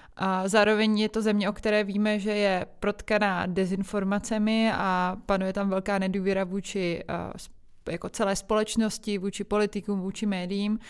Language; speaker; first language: Czech; native; Czech